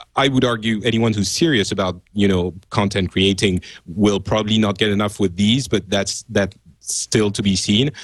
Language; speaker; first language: English; non-native, fluent; French